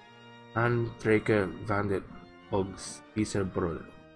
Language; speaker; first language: Danish; non-native, learner; English